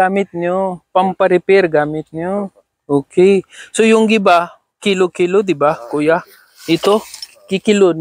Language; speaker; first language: Filipino; non-native, learner; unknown